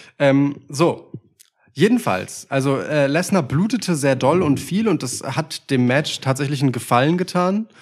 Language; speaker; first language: German; early bilingual, other home language; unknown